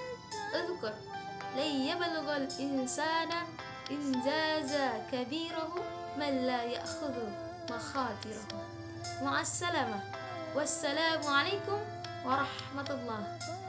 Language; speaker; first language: Arabic; non-native, learner; Indonesian